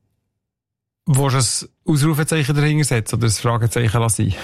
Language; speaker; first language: German; native; German